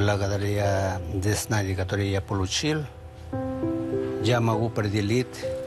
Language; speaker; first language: Russian; non-native, learner; Spanish